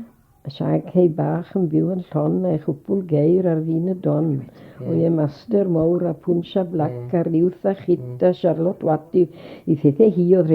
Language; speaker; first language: Welsh; native; Welsh